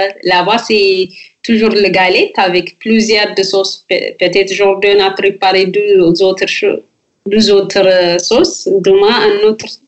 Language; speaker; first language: French; non-native, learner; Amharic